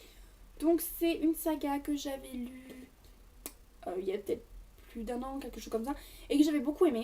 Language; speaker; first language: French; native; French